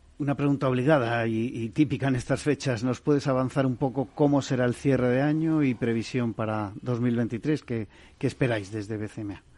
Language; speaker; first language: Spanish; native; Spanish